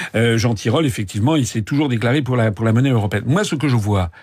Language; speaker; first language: French; native; French